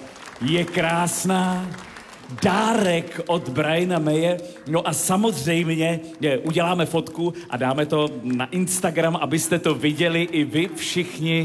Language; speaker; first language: Czech; native; Czech